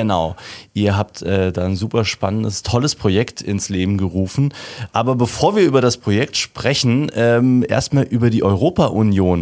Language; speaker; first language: German; native; German